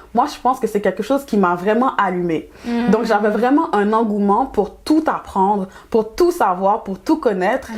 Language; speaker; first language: French; early bilingual, other home language; Haitian Creole